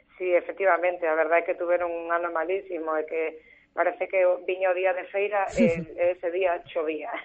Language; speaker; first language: Galician; non-native, local second language; Spanish